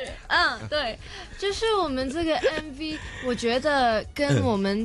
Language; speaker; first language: Chinese; non-native, local second language; Cantonese